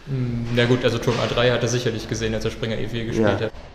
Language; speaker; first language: German; native; German